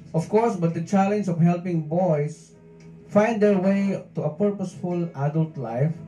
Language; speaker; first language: English; non-native, local second language; Filipino